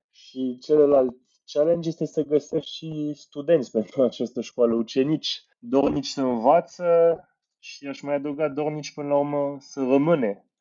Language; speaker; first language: Romanian; non-native, fluent; French